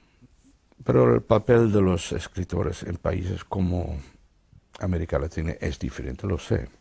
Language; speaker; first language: Spanish; non-native, fluent; Dutch